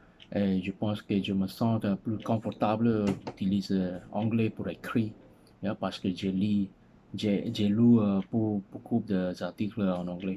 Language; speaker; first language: French; non-native, learner; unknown